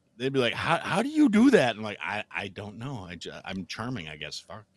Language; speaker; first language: English; native; English